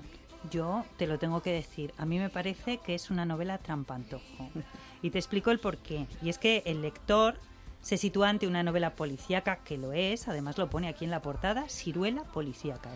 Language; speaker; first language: Spanish; native; Spanish